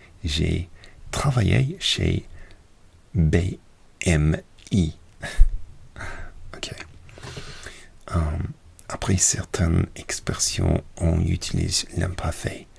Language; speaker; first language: French; non-native, learner; English